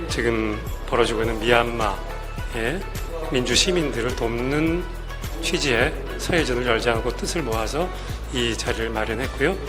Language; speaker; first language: Korean; native; Korean